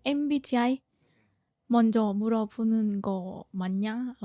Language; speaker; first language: Korean; non-native, fluent; Thai